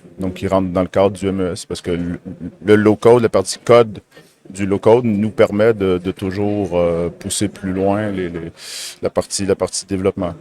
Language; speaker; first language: French; native; French